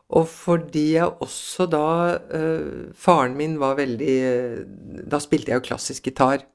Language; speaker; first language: Norwegian; early bilingual, other home language; Swedish